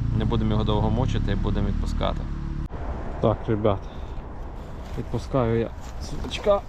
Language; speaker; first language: Ukrainian; native; Ukrainian